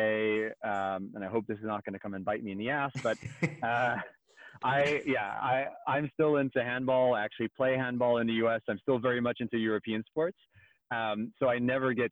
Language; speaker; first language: English; non-native, fluent; French